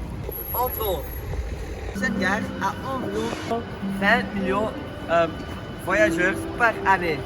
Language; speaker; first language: French; non-native, learner; Dutch